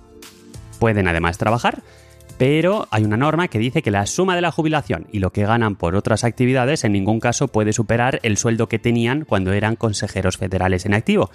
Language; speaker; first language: Spanish; native; Spanish